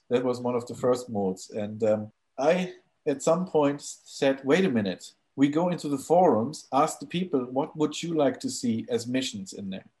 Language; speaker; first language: English; non-native, fluent; German